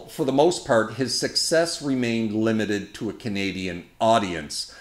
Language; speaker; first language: English; native; English